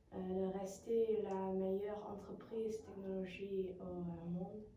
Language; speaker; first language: French; non-native, learner; Dutch